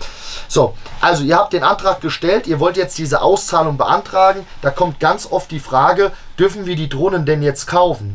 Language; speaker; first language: German; native; German